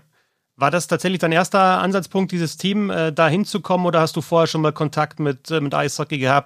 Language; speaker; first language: German; native; German